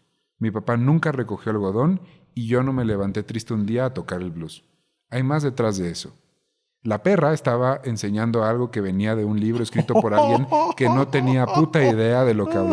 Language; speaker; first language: Spanish; native; Spanish